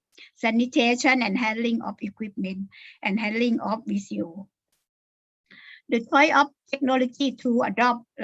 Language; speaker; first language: English; non-native, learner; Thai